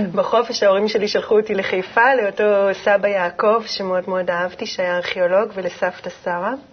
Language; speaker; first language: Hebrew; native; Hebrew